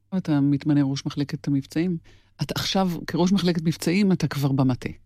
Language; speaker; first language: Hebrew; native; Hebrew